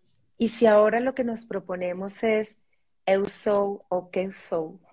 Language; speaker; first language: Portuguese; non-native, learner; Spanish